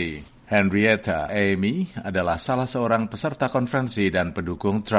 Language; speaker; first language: Indonesian; native; Indonesian